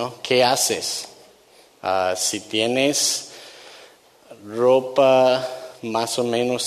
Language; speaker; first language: Spanish; non-native, fluent; English